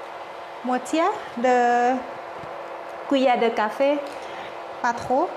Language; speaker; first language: French; non-native, learner; Thai